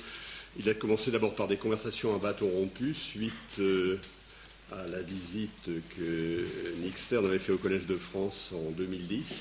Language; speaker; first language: French; native; French